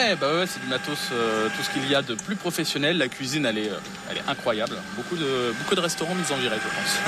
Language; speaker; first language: French; native; French